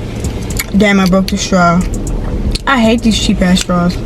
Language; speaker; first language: English; native; English